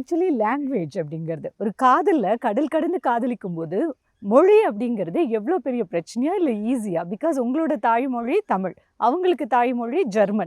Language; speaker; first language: Tamil; native; Tamil